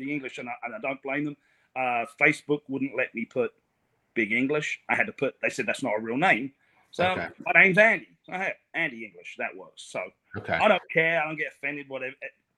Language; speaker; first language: English; native; English